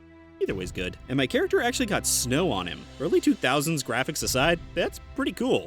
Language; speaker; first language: English; native; English